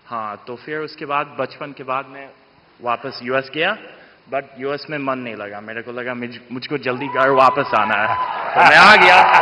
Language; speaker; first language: Hindi; non-native, fluent; English